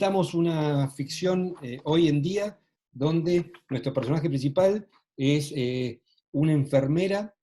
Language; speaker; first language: Spanish; native; Spanish